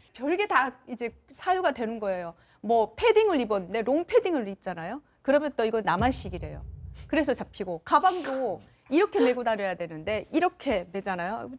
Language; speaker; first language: Korean; native; Korean